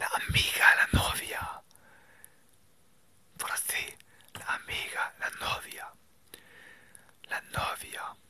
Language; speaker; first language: Spanish; non-native, learner; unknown